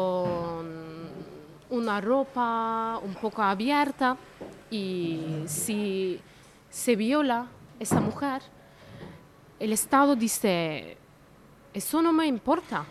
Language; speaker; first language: Spanish; non-native, fluent; Turkish